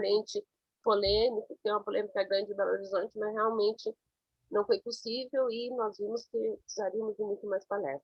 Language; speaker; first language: Portuguese; non-native, learner; Spanish